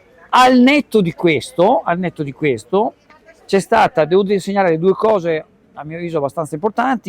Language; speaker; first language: Italian; native; Italian